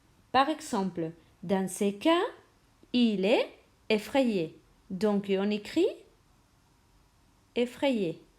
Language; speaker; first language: French; non-native, fluent; Spanish